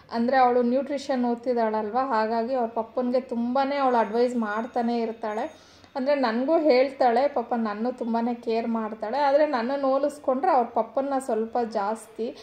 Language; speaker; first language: Kannada; non-native, local second language; Telugu